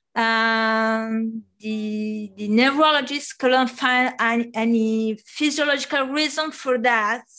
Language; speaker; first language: English; non-native, fluent; Italian